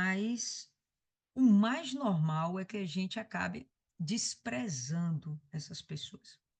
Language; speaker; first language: Portuguese; native; Portuguese